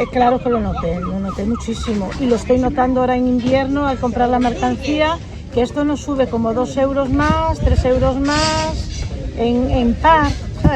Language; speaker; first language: Spanish; native; Spanish